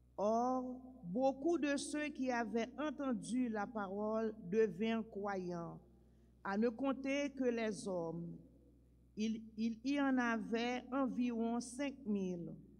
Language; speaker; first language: French; non-native, local second language; Haitian Creole